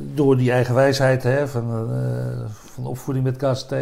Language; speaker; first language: Dutch; native; Dutch